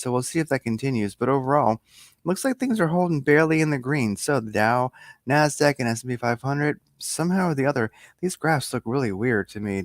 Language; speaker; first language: English; native; English